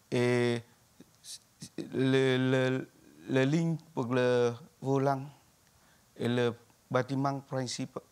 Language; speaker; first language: French; non-native, learner; Vietnamese